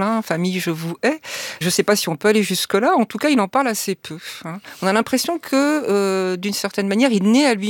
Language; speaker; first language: French; native; French